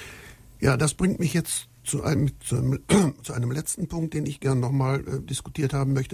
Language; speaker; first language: German; native; German